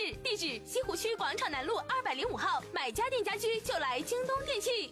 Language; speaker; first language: Chinese; native; Chinese